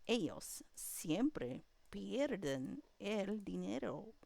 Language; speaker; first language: Spanish; non-native, learner; English